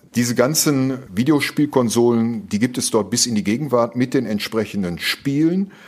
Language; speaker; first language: German; native; German